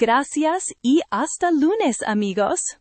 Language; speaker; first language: Spanish; non-native, fluent; English